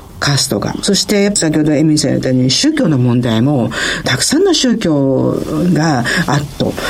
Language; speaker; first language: Japanese; native; Japanese